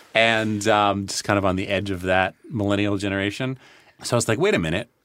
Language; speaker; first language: English; native; English